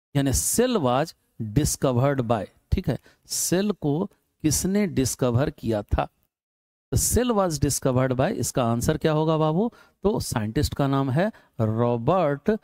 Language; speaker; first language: Hindi; native; Hindi